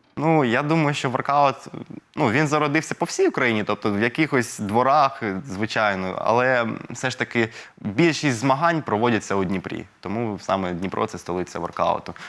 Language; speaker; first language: Ukrainian; non-native, local second language; Russian